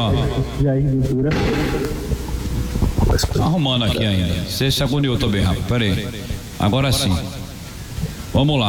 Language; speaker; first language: Portuguese; native; Portuguese